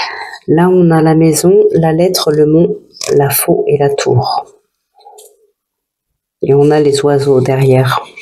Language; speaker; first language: French; native; French